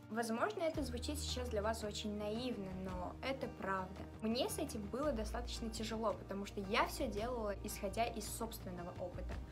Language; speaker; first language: Russian; early bilingual, other home language; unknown